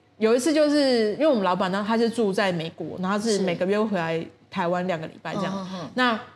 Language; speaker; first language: Chinese; native; Chinese